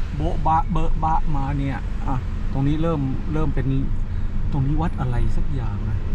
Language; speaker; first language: Thai; native; Thai